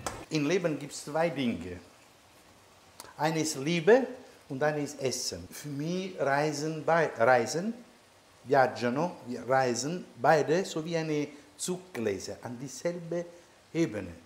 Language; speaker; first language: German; non-native, learner; Italian